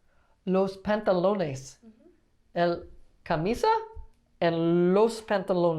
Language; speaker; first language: Spanish; non-native, learner; English